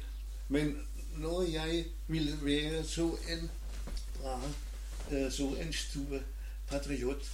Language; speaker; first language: Danish; non-native, learner; German